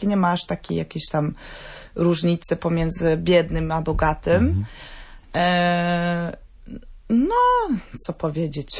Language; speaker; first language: Polish; non-native, fluent; Norwegian